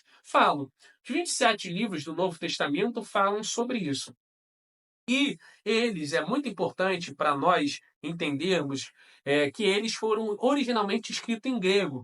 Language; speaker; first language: Portuguese; native; Portuguese